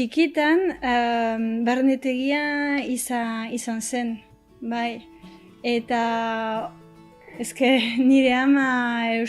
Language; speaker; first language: Basque; non-native, learner; French